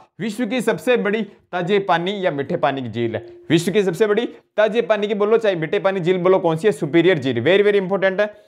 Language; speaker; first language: Hindi; native; Hindi